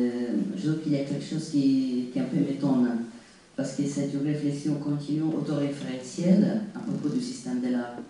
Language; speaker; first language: French; non-native, fluent; Italian